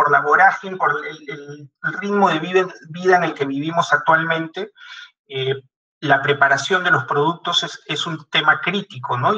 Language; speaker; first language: Spanish; native; Spanish